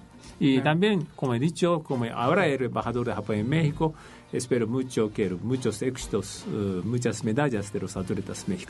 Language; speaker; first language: Spanish; non-native, fluent; Japanese